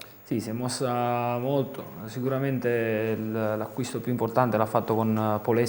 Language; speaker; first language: Italian; native; Italian